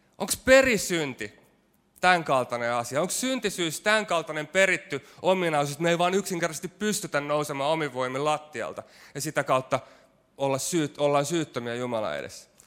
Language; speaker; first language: Finnish; native; Finnish